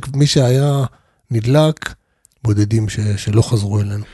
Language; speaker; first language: Hebrew; native; Hebrew